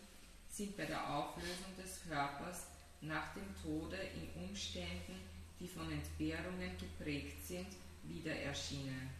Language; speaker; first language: German; native; German